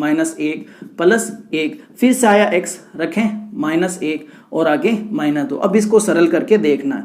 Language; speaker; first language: Hindi; native; Hindi